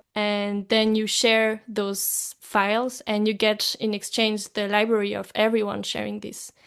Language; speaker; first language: English; non-native, fluent; French